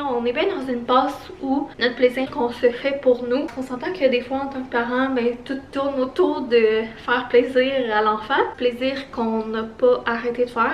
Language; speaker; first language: French; native; French